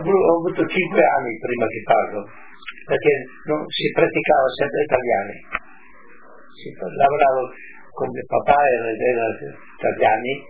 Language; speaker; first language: Italian; non-native, local second language; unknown